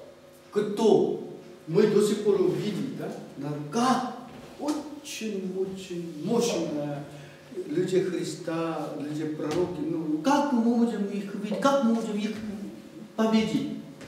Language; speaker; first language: Russian; non-native, learner; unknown